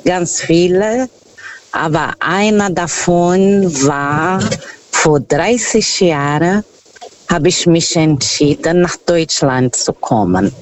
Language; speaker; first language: German; non-native, fluent; Portuguese